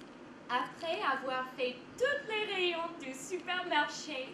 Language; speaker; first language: French; non-native, fluent; English